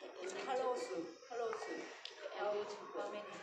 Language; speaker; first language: English; non-native, learner; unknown